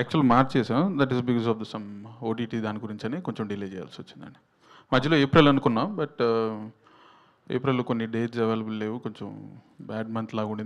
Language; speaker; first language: Telugu; native; Telugu